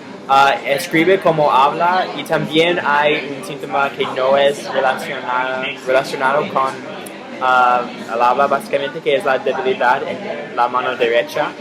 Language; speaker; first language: Spanish; non-native, fluent; English